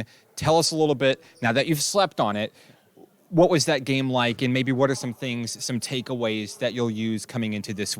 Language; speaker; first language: English; native; English